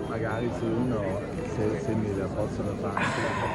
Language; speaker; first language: Italian; non-native, learner; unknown